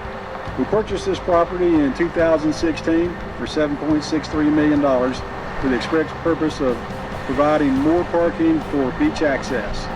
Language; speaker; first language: English; native; English